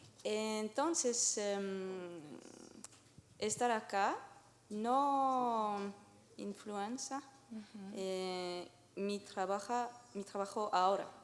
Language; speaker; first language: Spanish; non-native, learner; French